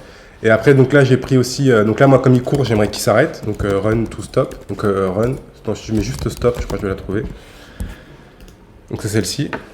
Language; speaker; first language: French; native; French